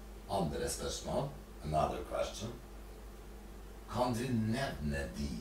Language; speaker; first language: Norwegian; non-native, fluent; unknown